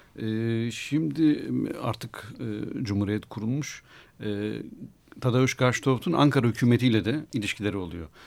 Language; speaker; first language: Turkish; native; Turkish